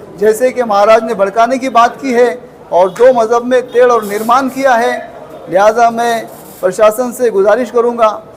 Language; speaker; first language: Urdu; native; Urdu